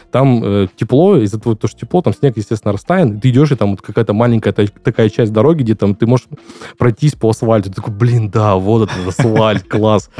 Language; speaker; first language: Russian; native; Russian